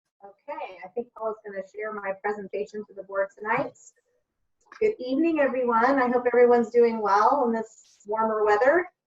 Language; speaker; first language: English; native; English